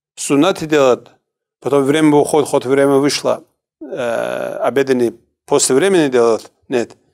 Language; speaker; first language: Russian; non-native, local second language; Kumyk